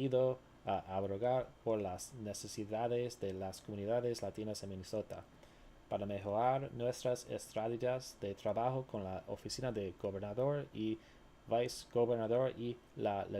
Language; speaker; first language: Spanish; non-native, learner; English